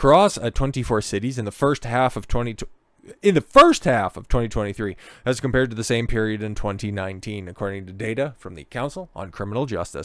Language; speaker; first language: English; native; English